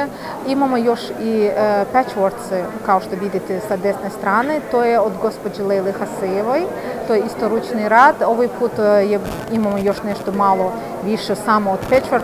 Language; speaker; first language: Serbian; non-native, fluent; Azerbaijani